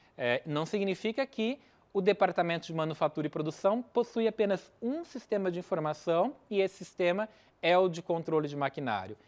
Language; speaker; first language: Portuguese; native; Portuguese